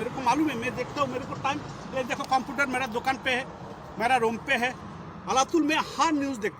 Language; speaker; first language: Hindi; non-native, fluent; Bangla